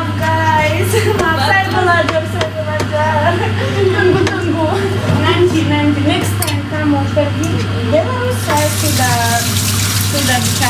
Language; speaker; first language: Indonesian; non-native, learner; Russian